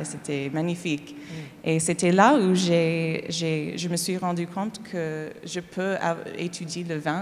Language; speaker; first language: French; non-native, learner; English